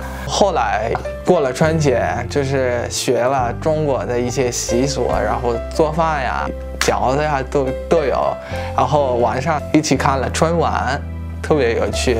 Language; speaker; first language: Chinese; non-native, fluent; Malagasy